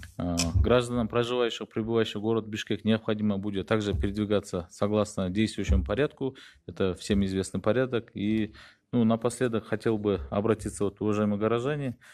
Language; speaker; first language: Russian; non-native, local second language; Kyrgyz